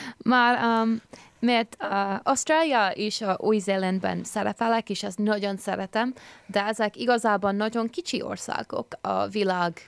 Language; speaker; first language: Hungarian; early bilingual, heritage; English